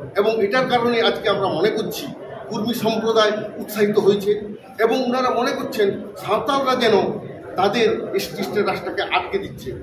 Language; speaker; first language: Bangla; non-native, local second language; Santali